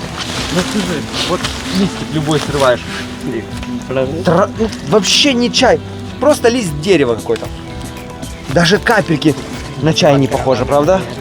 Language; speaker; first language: Russian; native; Russian